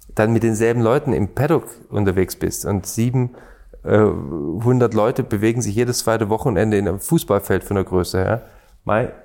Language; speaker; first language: German; native; German